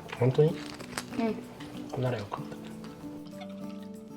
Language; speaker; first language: Japanese; native; Japanese